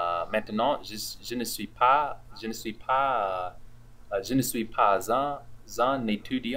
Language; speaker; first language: French; non-native, learner; English